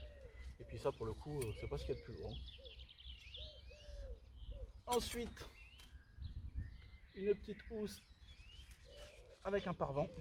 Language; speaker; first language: French; native; French